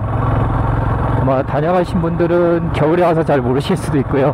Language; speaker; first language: Korean; native; Korean